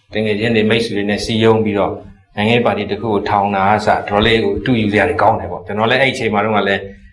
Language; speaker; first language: Burmese; non-native, local second language; Hakha Chin